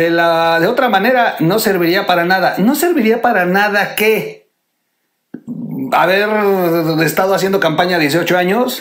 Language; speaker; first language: Spanish; native; Spanish